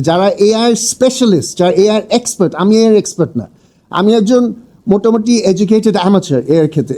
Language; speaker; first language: Bangla; early bilingual, heritage; English